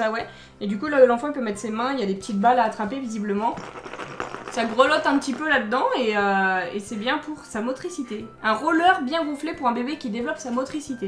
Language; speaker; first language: French; native; French